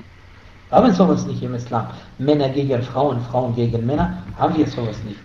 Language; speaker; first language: German; non-native, fluent; Arabic